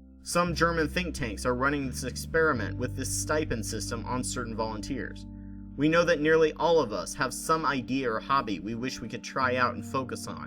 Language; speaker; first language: English; native; English